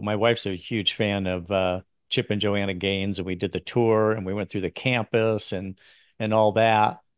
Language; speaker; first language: English; native; English